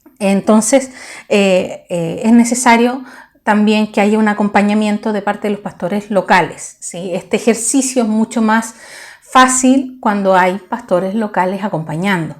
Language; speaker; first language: Spanish; native; Spanish